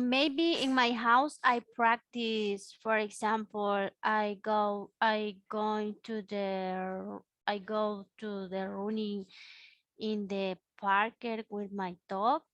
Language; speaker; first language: English; non-native, learner; Spanish